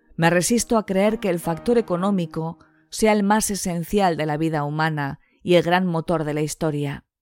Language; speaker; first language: Spanish; non-native, local second language; Basque